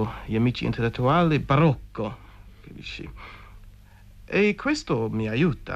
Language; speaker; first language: Italian; non-native, fluent; English